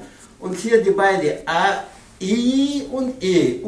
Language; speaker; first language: German; non-native, learner; Pashto